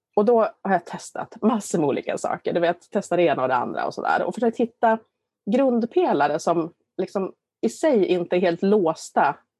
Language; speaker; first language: Swedish; native; Swedish